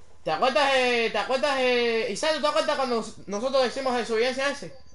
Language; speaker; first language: Spanish; early bilingual, heritage; Spanish